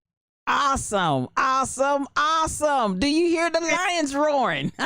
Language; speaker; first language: English; native; English